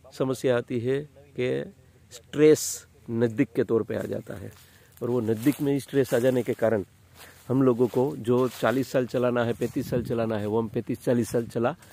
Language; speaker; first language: Hindi; non-native, local second language; Gujarati